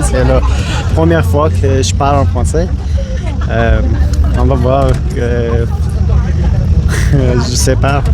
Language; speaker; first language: French; non-native, learner; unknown